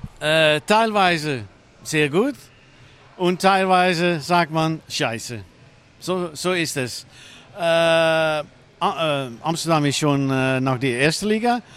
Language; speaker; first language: German; non-native, learner; Dutch